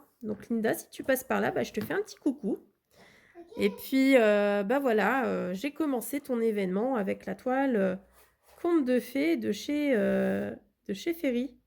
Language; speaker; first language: French; native; French